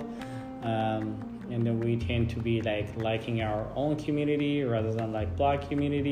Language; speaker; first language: English; non-native, fluent; Amharic